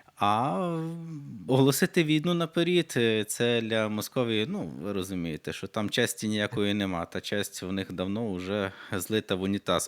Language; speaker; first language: Ukrainian; native; Ukrainian